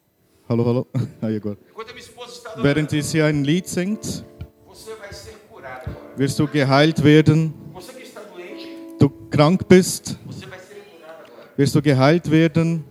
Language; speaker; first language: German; non-native, learner; Portuguese